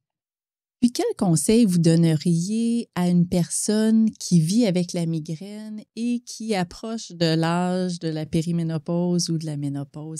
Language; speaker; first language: French; native; French